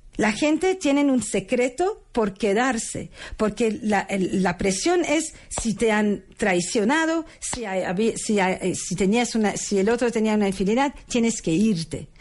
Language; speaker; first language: Spanish; non-native, fluent; French